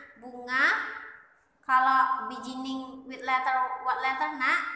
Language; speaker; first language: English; non-native, learner; Indonesian